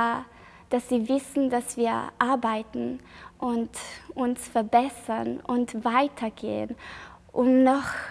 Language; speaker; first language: German; non-native, fluent; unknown